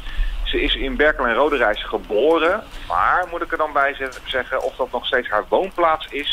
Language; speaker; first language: Dutch; native; Dutch